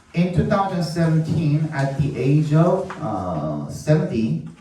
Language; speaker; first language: English; non-native, fluent; Korean